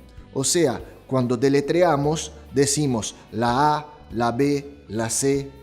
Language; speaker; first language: Spanish; non-native, fluent; Portuguese